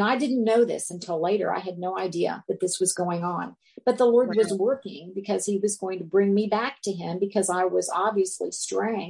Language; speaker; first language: English; native; English